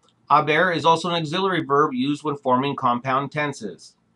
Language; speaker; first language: English; native; English